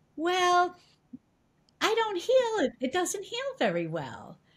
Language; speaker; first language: English; native; English